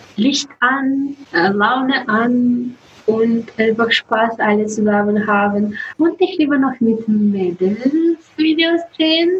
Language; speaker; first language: German; non-native, learner; Russian